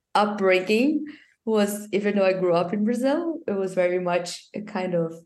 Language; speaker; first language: English; non-native, fluent; Portuguese